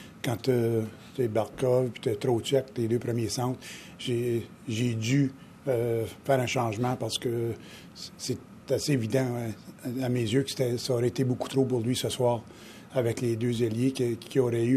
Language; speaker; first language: French; native; French